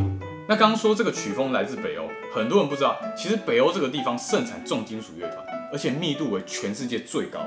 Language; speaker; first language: Chinese; native; Chinese